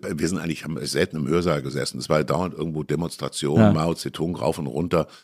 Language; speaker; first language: German; native; German